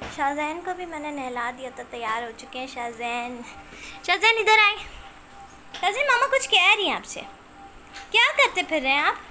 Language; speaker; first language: Urdu; native; Urdu